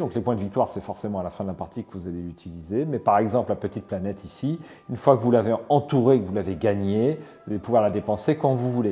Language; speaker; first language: French; native; French